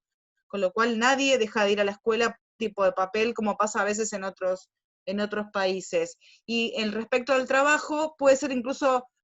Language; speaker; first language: Spanish; native; Spanish